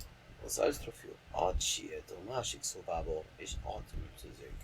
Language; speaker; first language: Hungarian; non-native, learner; English